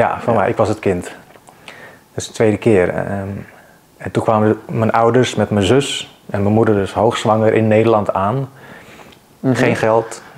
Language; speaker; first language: Dutch; early bilingual, other home language; Bosnian